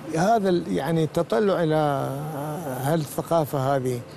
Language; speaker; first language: Arabic; native; Arabic